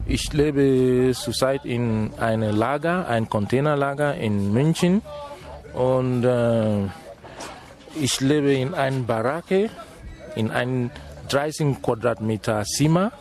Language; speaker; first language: German; non-native, fluent; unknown